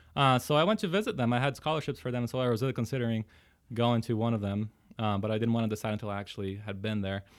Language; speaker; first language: English; early bilingual, other home language; Portuguese